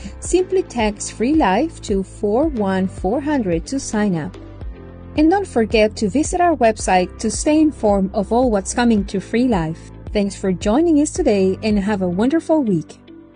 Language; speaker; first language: English; native; English